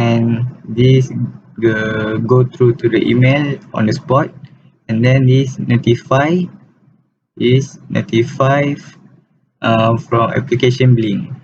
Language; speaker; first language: English; non-native, local second language; Malay